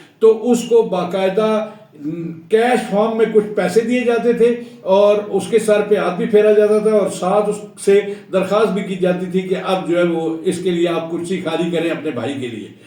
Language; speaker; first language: Urdu; non-native, local second language; Punjabi